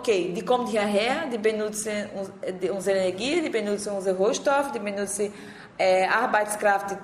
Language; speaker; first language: German; non-native, fluent; Portuguese